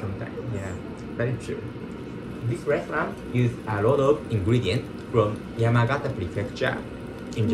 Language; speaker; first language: English; non-native, learner; Japanese